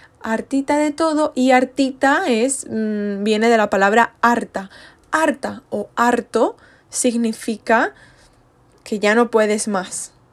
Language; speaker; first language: Spanish; native; Spanish